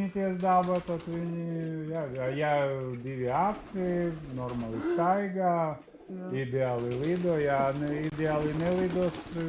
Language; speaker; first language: Latvian; non-native, local second language; Russian